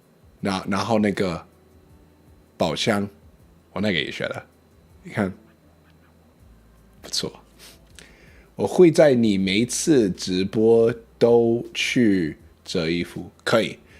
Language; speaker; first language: Chinese; non-native, learner; English